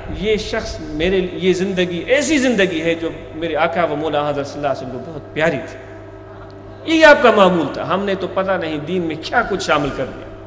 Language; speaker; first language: Urdu; non-native, local second language; Sindhi